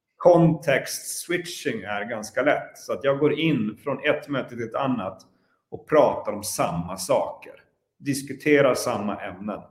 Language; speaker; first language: Swedish; native; Swedish